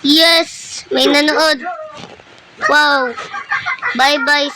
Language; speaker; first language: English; non-native, learner; Filipino